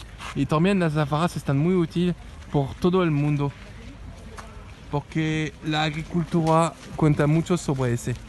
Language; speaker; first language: Spanish; non-native, learner; French